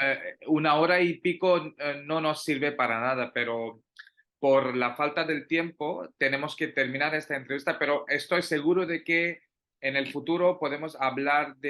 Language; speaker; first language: Spanish; non-native, fluent; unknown